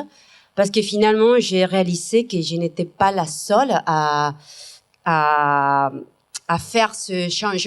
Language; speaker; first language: French; non-native, fluent; Spanish